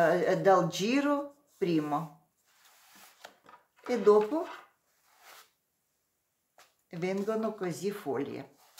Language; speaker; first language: Italian; non-native, learner; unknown